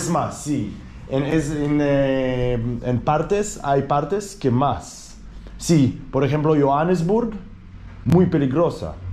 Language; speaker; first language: Spanish; non-native, learner; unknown